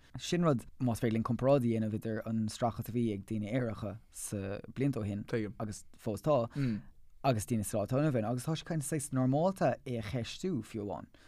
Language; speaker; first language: Irish; non-native, local second language; English